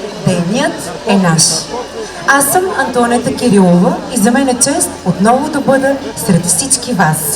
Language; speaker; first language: Bulgarian; native; Bulgarian